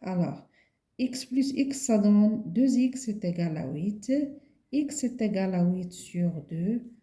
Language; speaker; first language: French; non-native, local second language; Arabic